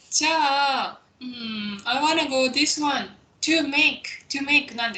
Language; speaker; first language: English; non-native, fluent; Japanese